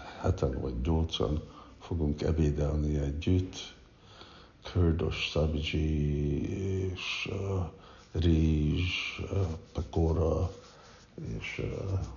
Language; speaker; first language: Hungarian; early bilingual, heritage; Hungarian